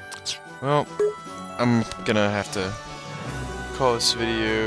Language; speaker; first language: English; native; English